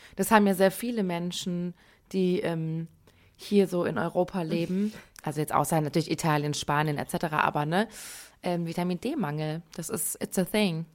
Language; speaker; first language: German; early bilingual, other home language; Persian